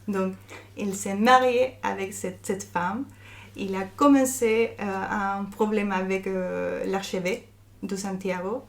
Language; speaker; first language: French; non-native, fluent; Spanish